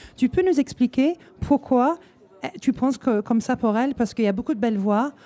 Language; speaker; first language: French; non-native, fluent; English